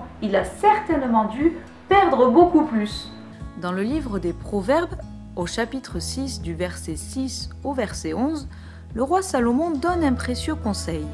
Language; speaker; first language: French; native; French